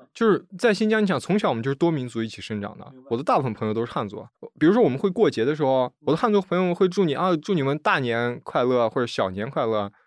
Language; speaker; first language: Chinese; native; Chinese